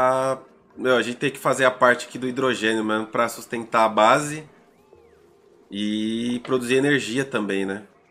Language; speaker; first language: Portuguese; native; Portuguese